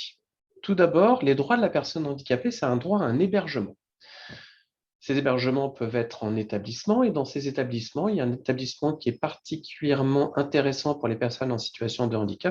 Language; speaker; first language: French; native; French